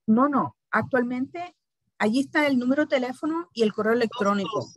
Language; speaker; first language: Spanish; early bilingual, heritage; Spanish